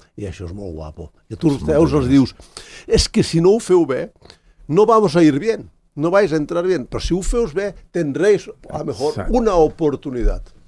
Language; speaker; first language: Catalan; native; Catalan